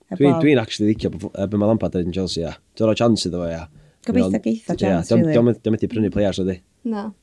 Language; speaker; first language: Welsh; native; Welsh